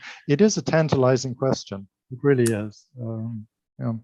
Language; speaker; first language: English; native; English